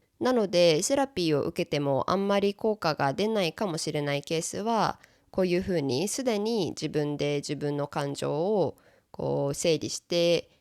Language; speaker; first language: Japanese; native; Japanese